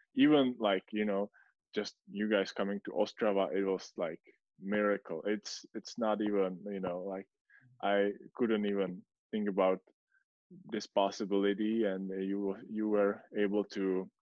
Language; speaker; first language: English; non-native, fluent; Czech